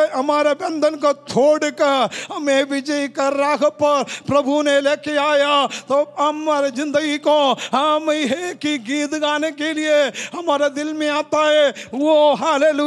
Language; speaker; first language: Hindi; non-native, local second language; Malayalam